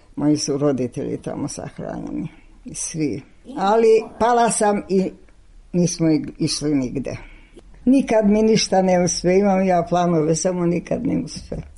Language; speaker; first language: Serbian; non-native, local second language; Hungarian